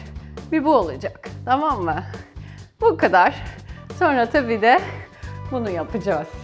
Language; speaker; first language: Turkish; non-native, fluent; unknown